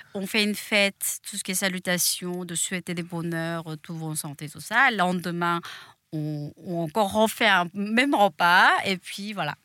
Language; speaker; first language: French; non-native, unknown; Korean